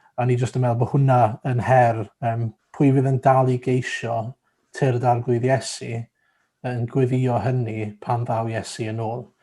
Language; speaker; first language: Welsh; native; Welsh